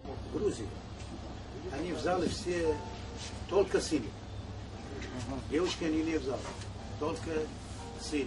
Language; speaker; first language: Russian; non-native, learner; Arabic